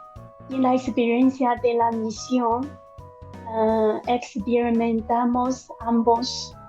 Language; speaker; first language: Spanish; non-native, learner; Chinese